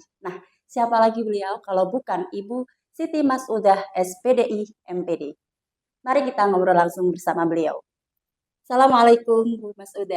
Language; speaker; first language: Indonesian; non-native, local second language; Javanese